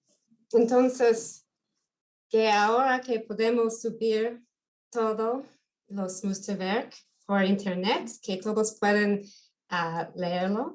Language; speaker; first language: Spanish; non-native, fluent; English